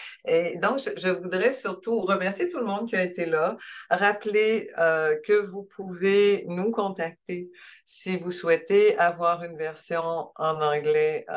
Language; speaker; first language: French; native; French